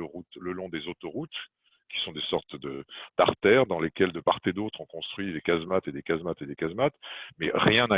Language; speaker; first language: French; native; French